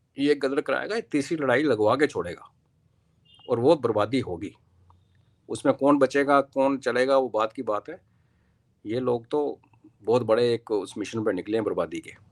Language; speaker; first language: Hindi; non-native, local second language; Kashmiri